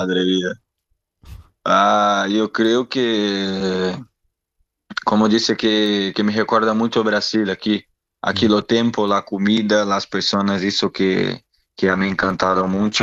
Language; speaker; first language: Spanish; non-native, learner; Portuguese